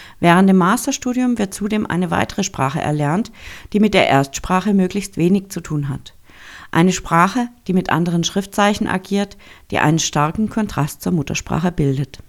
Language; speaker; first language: German; native; German